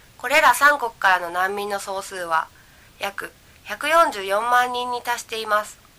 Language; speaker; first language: Japanese; native; Japanese